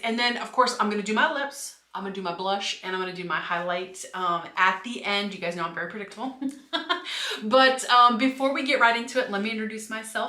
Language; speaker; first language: English; native; English